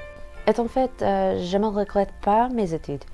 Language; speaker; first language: French; non-native, learner; English